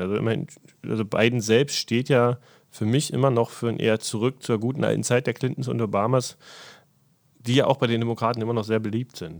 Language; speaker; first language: German; native; German